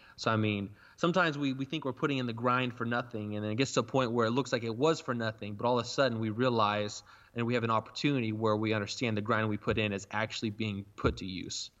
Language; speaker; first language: English; native; English